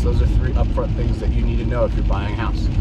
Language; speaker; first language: English; native; English